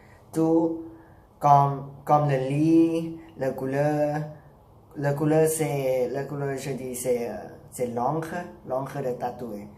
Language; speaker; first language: French; non-native, learner; Thai